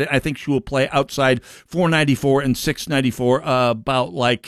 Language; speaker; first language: English; native; English